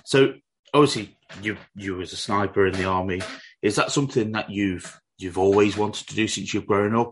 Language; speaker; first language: English; native; English